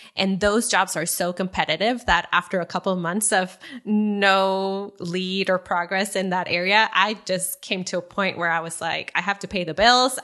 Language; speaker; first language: English; early bilingual, other home language; Spanish